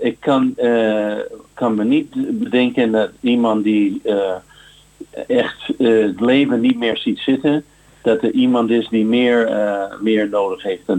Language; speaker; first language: Dutch; non-native, fluent; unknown